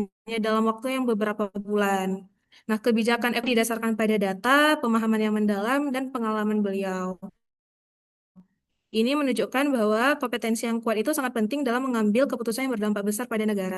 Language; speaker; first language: Indonesian; native; Indonesian